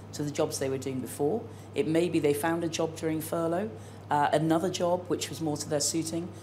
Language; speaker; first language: English; native; English